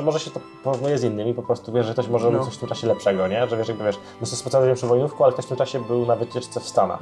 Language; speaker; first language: Polish; native; Polish